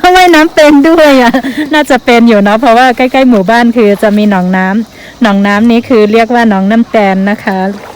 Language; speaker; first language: Thai; native; Thai